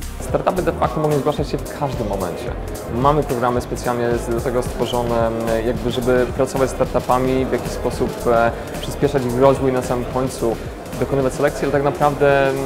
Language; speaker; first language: Polish; native; Polish